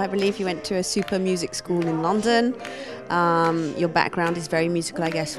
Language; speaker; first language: English; native; English